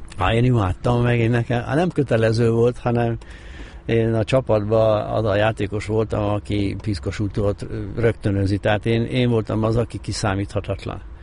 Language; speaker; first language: Hungarian; native; Hungarian